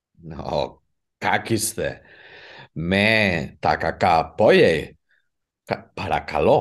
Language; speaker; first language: Greek; non-native, fluent; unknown